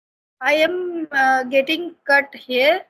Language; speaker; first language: English; non-native, learner; Hindi